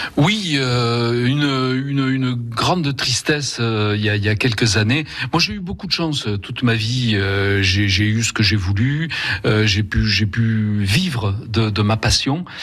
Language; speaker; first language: French; early bilingual, other home language; Spanish